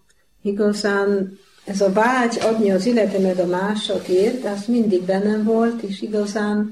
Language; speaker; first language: Hungarian; non-native, fluent; Polish